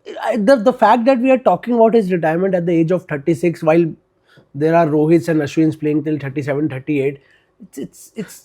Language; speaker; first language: English; non-native, local second language; Hindi